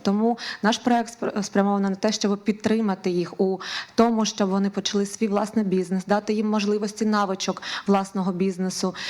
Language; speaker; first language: Ukrainian; native; Ukrainian